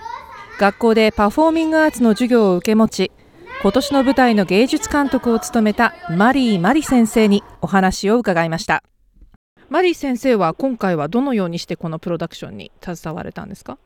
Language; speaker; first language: Japanese; native; Japanese